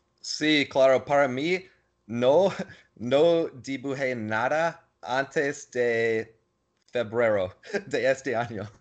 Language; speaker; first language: Spanish; non-native, learner; English